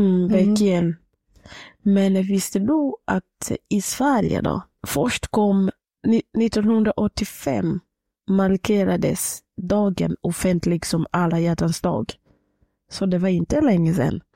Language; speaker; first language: Swedish; non-native, fluent; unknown